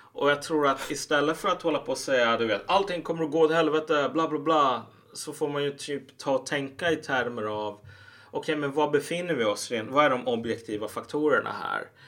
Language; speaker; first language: Swedish; native; Swedish